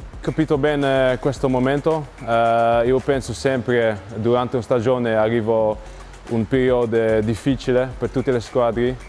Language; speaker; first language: Italian; non-native, learner; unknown